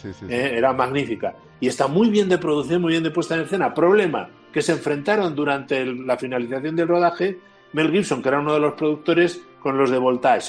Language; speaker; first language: Spanish; native; Spanish